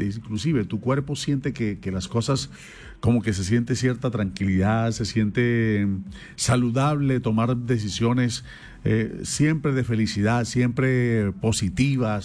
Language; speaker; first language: Spanish; native; Spanish